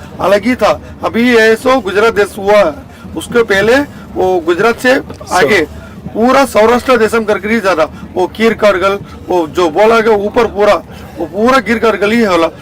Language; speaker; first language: Hindi; non-native, local second language; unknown